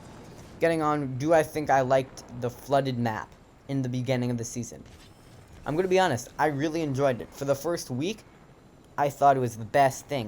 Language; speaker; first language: English; native; English